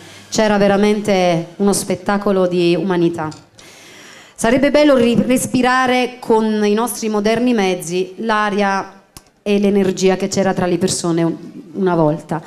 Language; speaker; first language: Italian; native; Italian